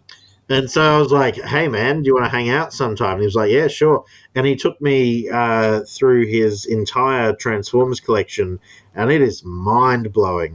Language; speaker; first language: English; native; English